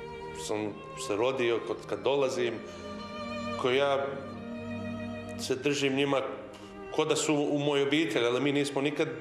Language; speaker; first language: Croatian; early bilingual, heritage; Croatian